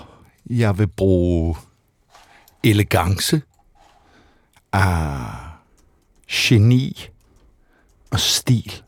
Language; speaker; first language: Danish; native; Danish